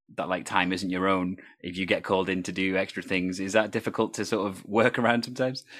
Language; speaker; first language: English; native; English